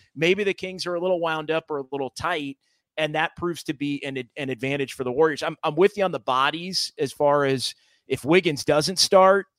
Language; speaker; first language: English; native; English